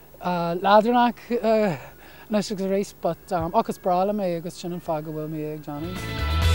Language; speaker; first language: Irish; non-native, local second language; English